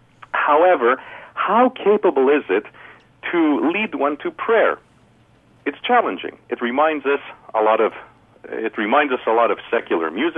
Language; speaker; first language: English; early bilingual, other home language; Greek